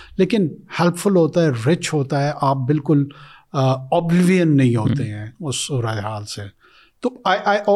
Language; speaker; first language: Urdu; non-native, local second language; Pashto